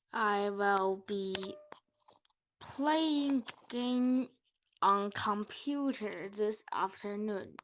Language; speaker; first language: English; non-native, learner; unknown